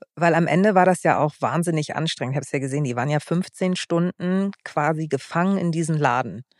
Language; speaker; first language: German; early bilingual, other home language; Greek